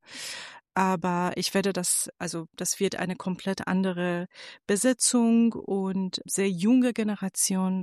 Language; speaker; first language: German; non-native, fluent; Persian